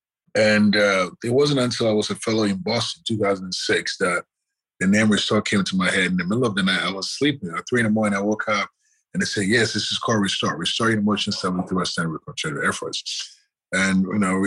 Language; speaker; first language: English; non-native, local second language; Akan